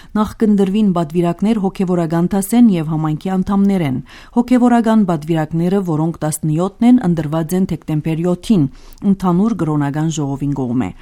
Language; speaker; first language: Armenian; early bilingual, heritage; Armenian